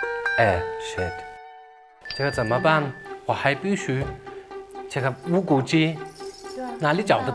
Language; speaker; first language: Chinese; non-native, fluent; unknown